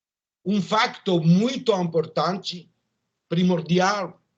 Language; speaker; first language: Portuguese; non-native, learner; French